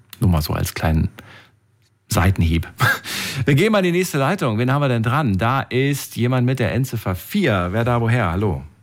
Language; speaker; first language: German; native; German